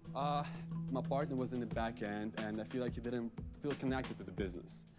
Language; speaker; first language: English; early bilingual, other home language; Ukrainian